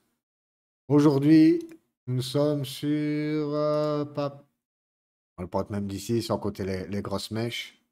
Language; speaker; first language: French; native; French